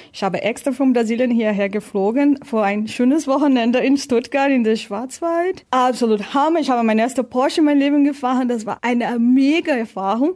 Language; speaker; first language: German; non-native, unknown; Portuguese